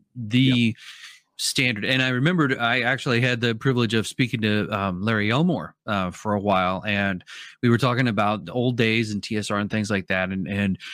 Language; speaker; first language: English; native; English